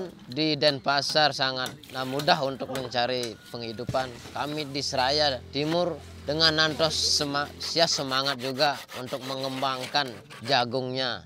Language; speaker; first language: Indonesian; non-native, local second language; Balinese